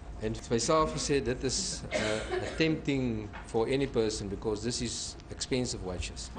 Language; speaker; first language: English; non-native, local second language; Afrikaans